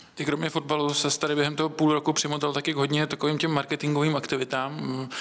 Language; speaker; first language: Czech; native; Czech